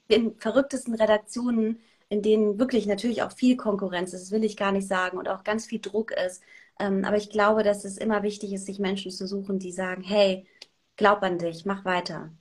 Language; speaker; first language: German; early bilingual, other home language; Persian